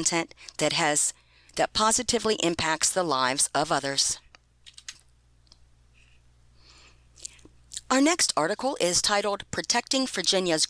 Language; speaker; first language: English; non-native, local second language; Iloko